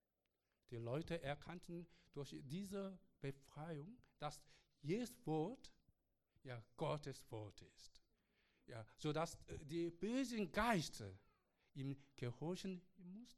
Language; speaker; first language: German; non-native, learner; Korean